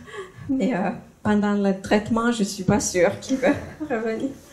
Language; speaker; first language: French; non-native, fluent; Finnish